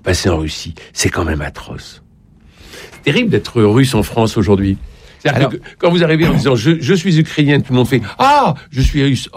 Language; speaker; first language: French; native; French